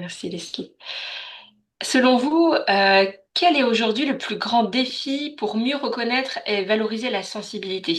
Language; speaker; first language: French; native; French